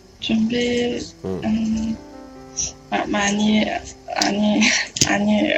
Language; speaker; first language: Korean; non-native, learner; Chinese